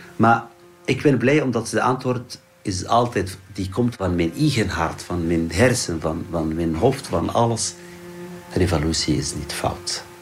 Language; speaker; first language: Dutch; non-native, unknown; Arabic